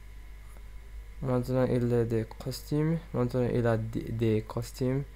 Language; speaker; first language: French; non-native, learner; English